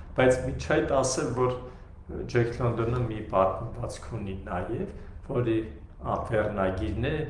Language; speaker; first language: Armenian; native; Armenian